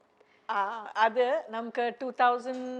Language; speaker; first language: Malayalam; non-native, fluent; Kannada